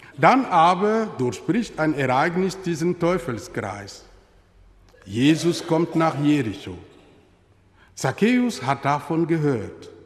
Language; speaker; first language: German; non-native, fluent; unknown